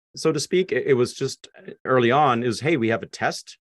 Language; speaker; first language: English; non-native, fluent; German